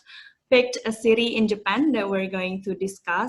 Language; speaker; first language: English; non-native, fluent; Indonesian